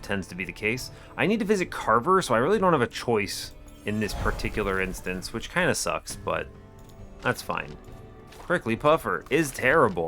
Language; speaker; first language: English; native; English